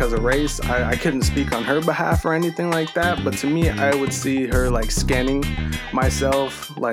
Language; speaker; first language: English; native; English